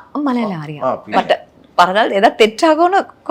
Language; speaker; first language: Malayalam; non-native, learner; Tamil